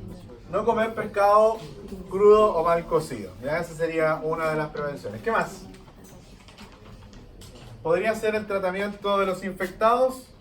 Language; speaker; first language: Spanish; native; Spanish